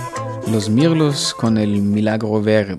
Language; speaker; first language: Spanish; non-native, fluent; Portuguese